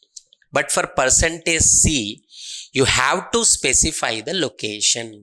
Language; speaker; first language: English; non-native, local second language; Telugu